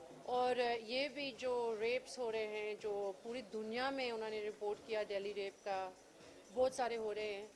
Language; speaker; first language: Hindi; early bilingual, heritage; English